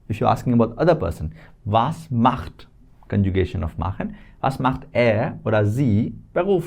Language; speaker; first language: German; non-native, fluent; Hindi